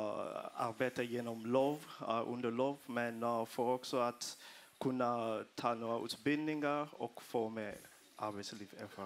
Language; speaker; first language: Swedish; non-native, fluent; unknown